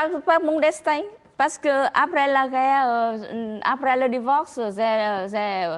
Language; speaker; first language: French; non-native, learner; Vietnamese